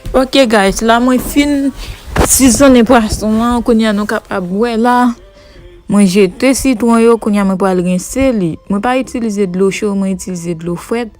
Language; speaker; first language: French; non-native, local second language; Haitian Creole